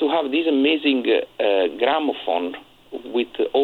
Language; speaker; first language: English; non-native, fluent; Italian